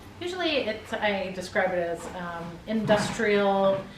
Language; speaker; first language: English; native; English